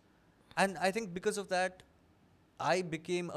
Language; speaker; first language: English; non-native, local second language; Bangla